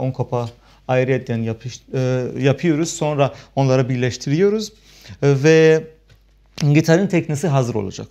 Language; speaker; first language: Turkish; non-native, fluent; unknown